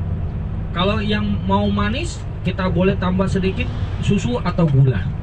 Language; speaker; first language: Indonesian; non-native, learner; Vietnamese